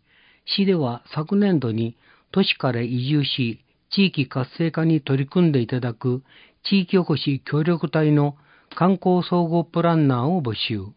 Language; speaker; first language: Japanese; native; Japanese